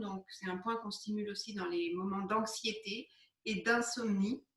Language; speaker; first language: French; native; French